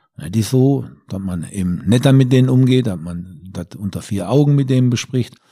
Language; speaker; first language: German; native; German